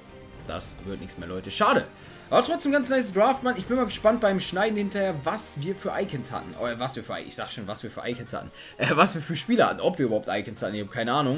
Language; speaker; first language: German; native; German